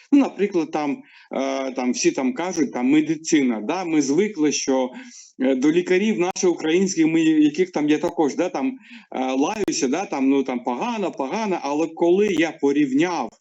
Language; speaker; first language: Ukrainian; non-native, local second language; Russian